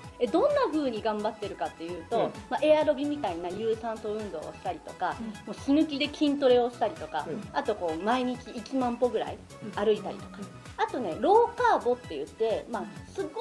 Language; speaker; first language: Japanese; native; Japanese